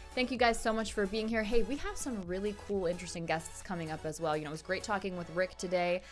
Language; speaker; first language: English; native; English